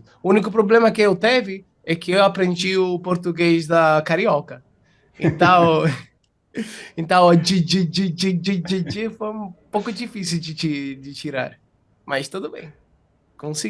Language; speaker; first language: Portuguese; non-native, fluent; Italian